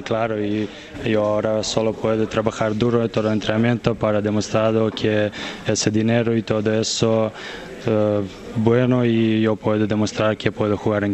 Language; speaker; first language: Spanish; non-native, learner; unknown